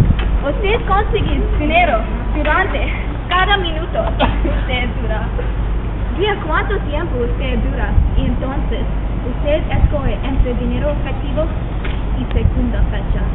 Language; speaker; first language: Spanish; non-native, learner; English